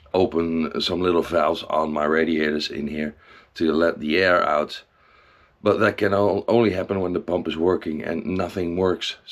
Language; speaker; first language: English; non-native, fluent; Dutch